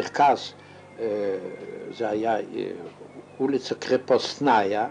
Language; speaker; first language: Hebrew; non-native, fluent; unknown